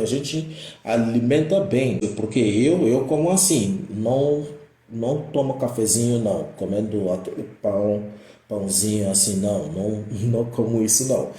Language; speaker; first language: Portuguese; non-native, fluent; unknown